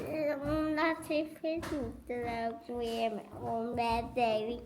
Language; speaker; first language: Dutch; early bilingual, other home language; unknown